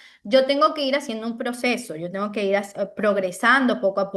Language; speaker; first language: Spanish; native; Spanish